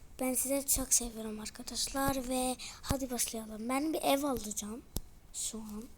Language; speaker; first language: Turkish; early bilingual, heritage; Turkish